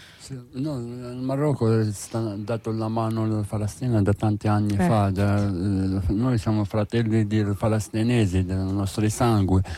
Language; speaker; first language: Italian; non-native, learner; Arabic